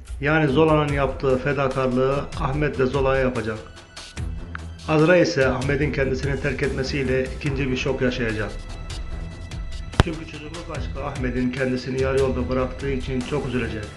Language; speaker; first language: Turkish; native; Turkish